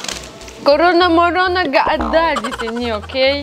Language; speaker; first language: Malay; non-native, learner; Russian